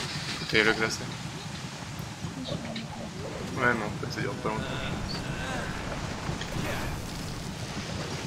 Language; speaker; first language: French; native; French